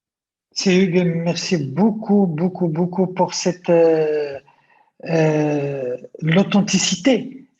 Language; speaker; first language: French; non-native, local second language; Arabic